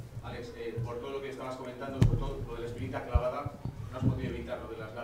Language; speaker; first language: Spanish; native; Spanish